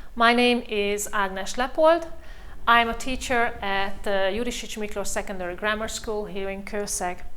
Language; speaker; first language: English; non-native, fluent; Hungarian